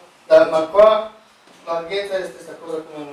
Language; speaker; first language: Italian; non-native, fluent; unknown